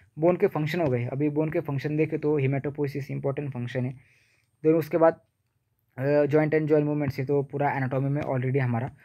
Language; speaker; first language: Hindi; non-native, local second language; Marathi